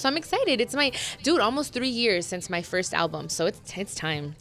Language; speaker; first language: English; early bilingual, other home language; Spanish